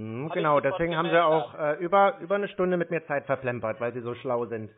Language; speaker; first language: German; native; German